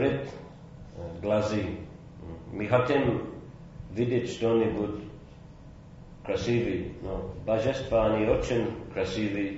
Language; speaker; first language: Russian; non-native, fluent; English